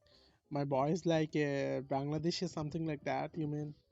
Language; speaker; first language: English; non-native, learner; Bangla